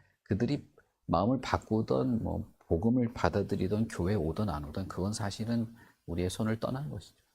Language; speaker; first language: Korean; native; Korean